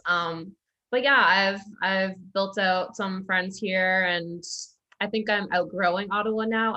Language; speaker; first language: English; native; English